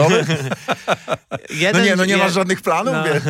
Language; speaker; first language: Polish; native; Polish